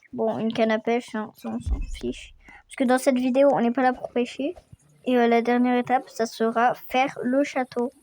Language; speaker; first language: French; native; French